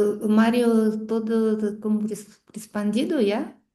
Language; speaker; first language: Spanish; non-native, fluent; Russian